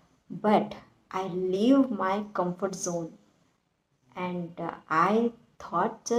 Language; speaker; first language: English; non-native, learner; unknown